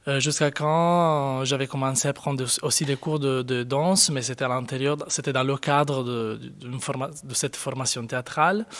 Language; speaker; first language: French; non-native, fluent; Italian